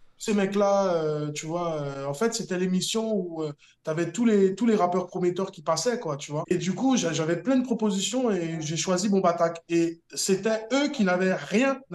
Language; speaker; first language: French; native; French